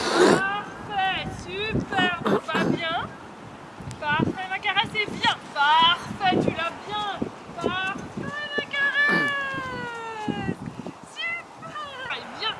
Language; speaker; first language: French; native; French